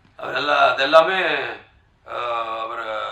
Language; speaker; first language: Tamil; non-native, local second language; Telugu